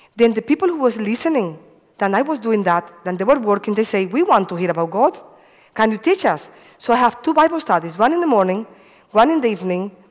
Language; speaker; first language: English; non-native, fluent; Spanish